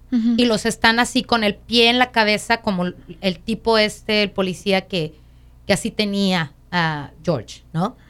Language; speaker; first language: Spanish; native; Spanish